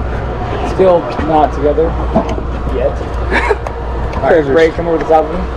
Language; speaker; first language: English; native; English